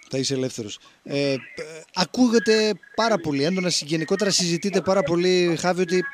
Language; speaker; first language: Greek; native; Greek